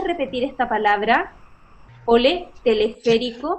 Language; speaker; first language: Spanish; native; Spanish